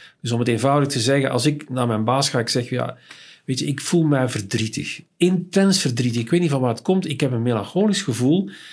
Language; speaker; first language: Dutch; native; Dutch